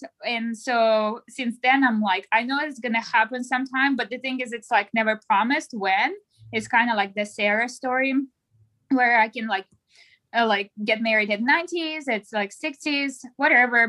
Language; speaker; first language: English; non-native, fluent; Russian